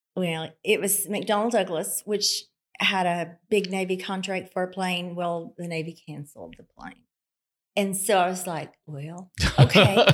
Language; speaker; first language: English; native; English